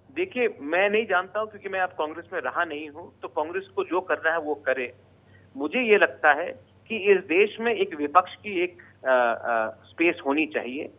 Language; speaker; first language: Hindi; non-native, local second language; Bangla